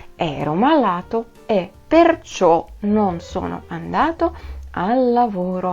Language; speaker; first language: Italian; non-native, fluent; Ukrainian